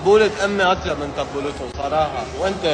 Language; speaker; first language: Arabic; native; Arabic